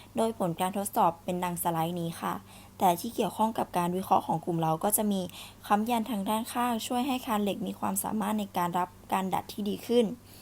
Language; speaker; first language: Thai; native; Thai